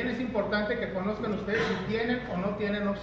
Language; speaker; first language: Spanish; native; Spanish